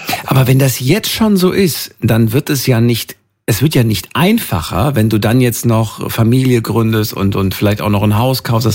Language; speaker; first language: German; native; German